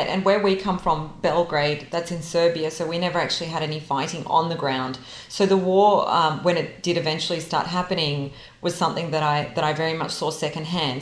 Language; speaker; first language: English; non-native, local second language; Serbian